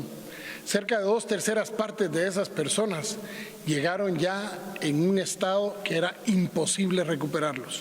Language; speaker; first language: Spanish; native; Spanish